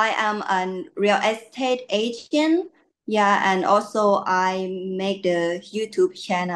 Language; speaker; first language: English; non-native, learner; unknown